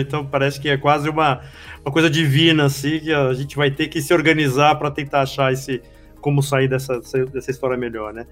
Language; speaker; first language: Portuguese; native; Portuguese